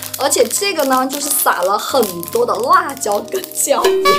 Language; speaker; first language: Chinese; native; Chinese